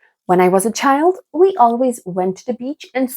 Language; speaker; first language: English; non-native, fluent; Spanish